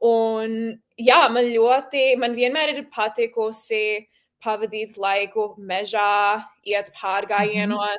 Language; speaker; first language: Latvian; early bilingual, heritage; Latvian